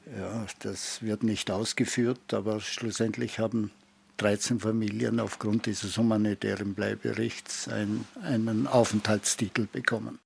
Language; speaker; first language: German; native; German